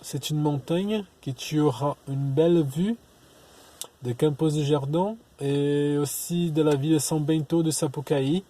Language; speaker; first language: French; non-native, learner; Portuguese